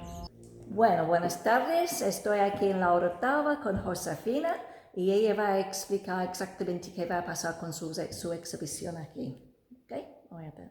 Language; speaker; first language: Spanish; non-native, learner; English